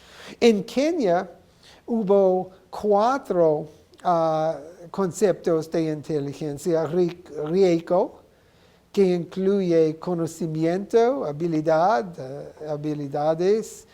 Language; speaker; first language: Spanish; non-native, learner; English